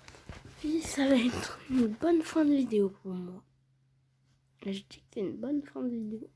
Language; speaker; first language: French; native; French